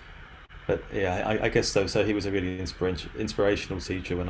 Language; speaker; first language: English; native; English